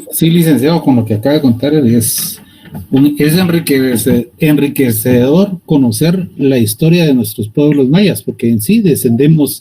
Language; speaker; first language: Spanish; native; Spanish